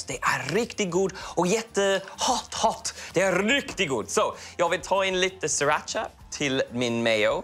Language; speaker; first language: Swedish; non-native, learner; English